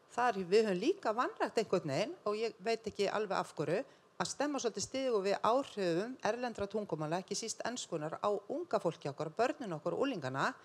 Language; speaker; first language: Icelandic; native; Icelandic